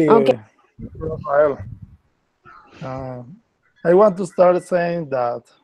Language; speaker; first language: English; non-native, learner; Spanish